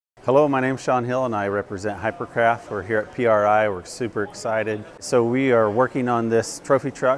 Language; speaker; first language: English; native; English